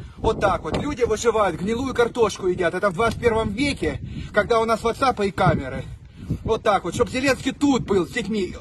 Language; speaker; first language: Russian; native; Russian